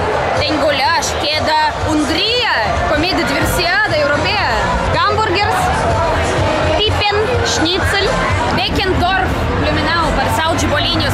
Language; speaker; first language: Portuguese; non-native, fluent; Russian